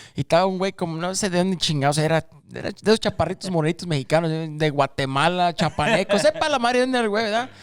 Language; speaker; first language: Spanish; early bilingual, heritage; Spanish